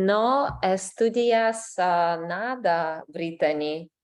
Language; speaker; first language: Spanish; non-native, learner; English